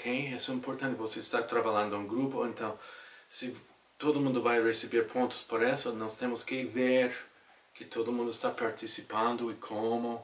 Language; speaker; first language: Portuguese; non-native, fluent; English